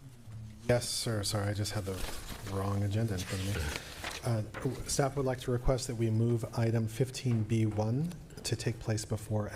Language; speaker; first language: English; native; English